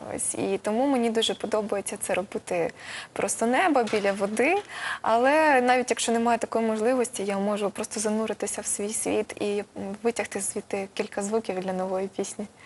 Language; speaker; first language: Ukrainian; non-native, local second language; Russian